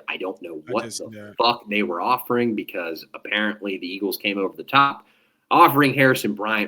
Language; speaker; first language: English; native; English